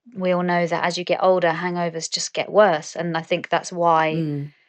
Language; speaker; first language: English; native; English